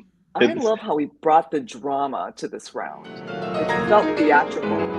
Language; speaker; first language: English; native; English